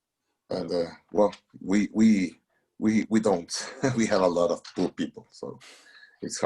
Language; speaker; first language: English; non-native, learner; Spanish